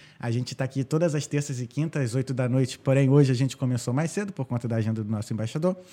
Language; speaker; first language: Portuguese; native; Portuguese